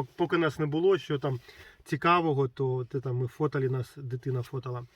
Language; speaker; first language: Ukrainian; non-native, local second language; Russian